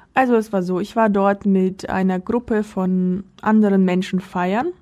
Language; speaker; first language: German; early bilingual, other home language; Russian